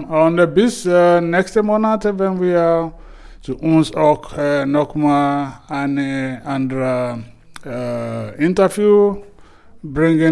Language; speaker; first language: German; non-native, fluent; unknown